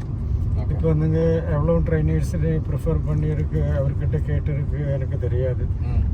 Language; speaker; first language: Tamil; non-native, learner; Malayalam